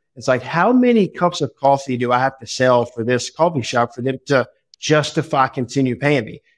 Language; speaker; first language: English; native; English